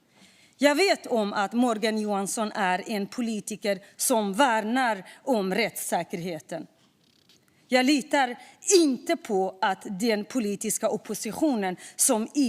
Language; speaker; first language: Swedish; non-native, fluent; Kurdish